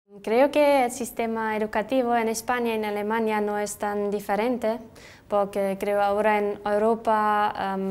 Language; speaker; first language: Spanish; non-native, fluent; German